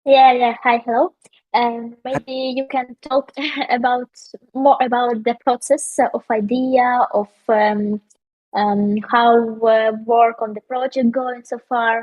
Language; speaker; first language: English; non-native, learner; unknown